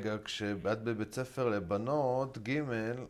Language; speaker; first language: Hebrew; native; Hebrew